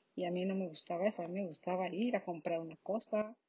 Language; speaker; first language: Spanish; native; Spanish